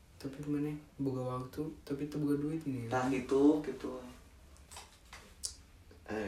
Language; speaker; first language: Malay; non-native, local second language; Sundanese